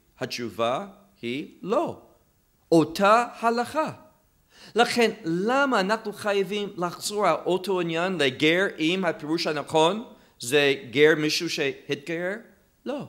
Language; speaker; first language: Hebrew; non-native, fluent; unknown